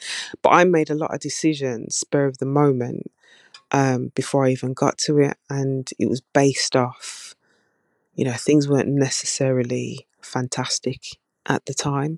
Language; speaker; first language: English; native; English